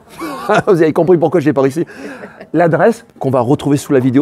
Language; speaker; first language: French; native; French